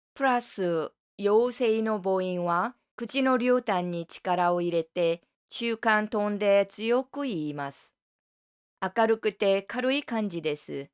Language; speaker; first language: Japanese; non-native, fluent; Korean